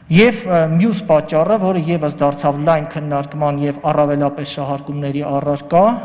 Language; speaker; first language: Armenian; native; Armenian